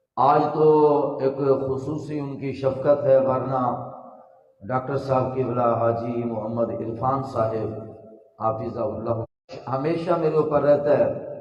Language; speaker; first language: Urdu; non-native, local second language; Punjabi